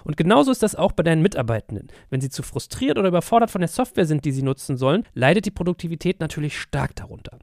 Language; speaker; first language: German; native; German